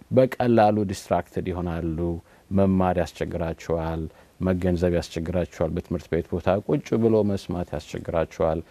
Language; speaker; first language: Amharic; native; Amharic